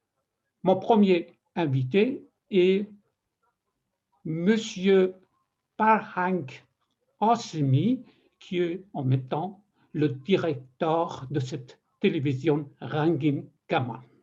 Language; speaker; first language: French; non-native, fluent; Persian